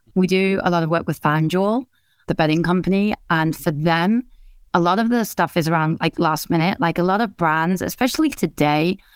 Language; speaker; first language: English; native; English